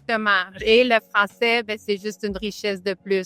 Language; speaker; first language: French; native; French